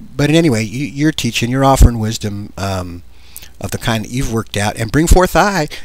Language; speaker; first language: English; native; English